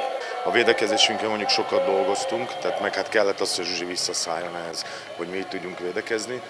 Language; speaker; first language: Hungarian; native; Hungarian